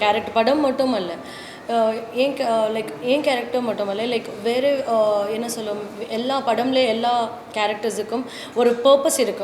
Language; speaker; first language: Tamil; non-native, learner; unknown